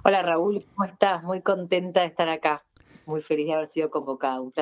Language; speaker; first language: Spanish; native; Spanish